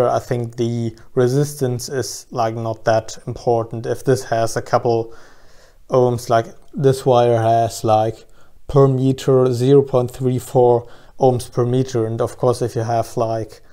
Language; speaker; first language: English; non-native, fluent; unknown